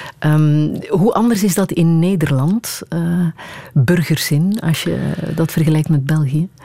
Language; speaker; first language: Dutch; native; Dutch